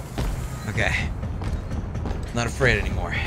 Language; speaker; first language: English; native; English